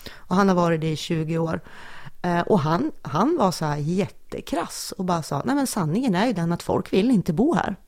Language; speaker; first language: Swedish; native; Swedish